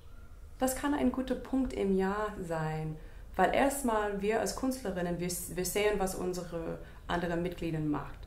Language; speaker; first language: German; non-native, fluent; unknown